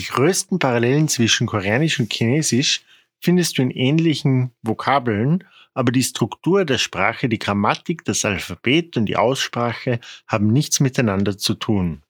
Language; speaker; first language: German; non-native, fluent; Korean